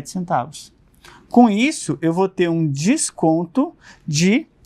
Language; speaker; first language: Portuguese; native; Portuguese